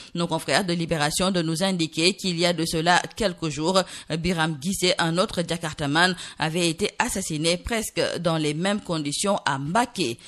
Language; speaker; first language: French; non-native, local second language; Wolof